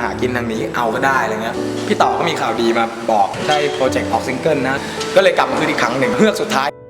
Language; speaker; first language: Thai; native; Thai